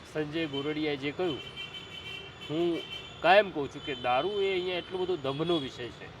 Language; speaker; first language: Gujarati; non-native, local second language; Marathi